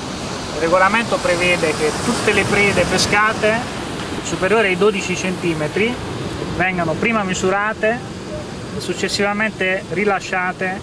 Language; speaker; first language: Italian; native; Italian